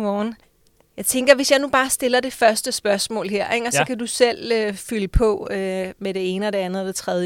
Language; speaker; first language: Danish; native; Danish